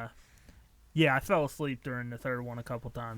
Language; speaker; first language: English; native; English